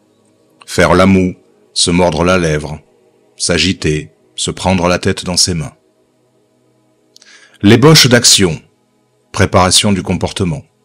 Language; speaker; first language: French; native; French